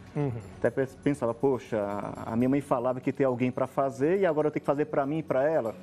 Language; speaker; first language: Portuguese; native; Portuguese